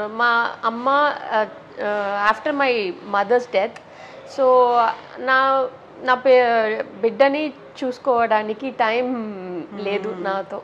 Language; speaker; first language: Telugu; non-native, local second language; Tamil